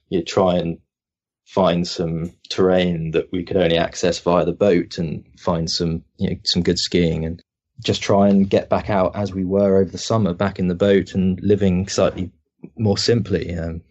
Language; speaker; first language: English; native; English